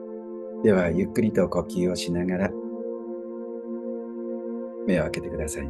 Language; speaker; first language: Japanese; native; Japanese